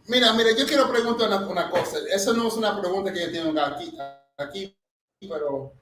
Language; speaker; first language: Spanish; non-native, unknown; English